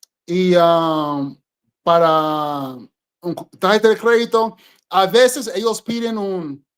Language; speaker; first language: Spanish; non-native, fluent; English